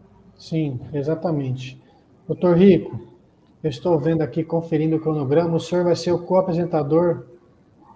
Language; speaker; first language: Portuguese; native; Portuguese